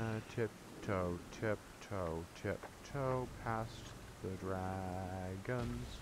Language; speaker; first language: English; native; English